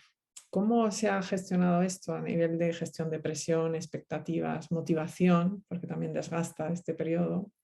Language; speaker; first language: Spanish; native; Spanish